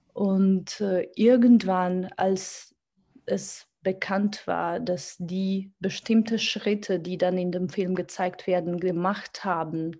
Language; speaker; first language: German; non-native, fluent; Georgian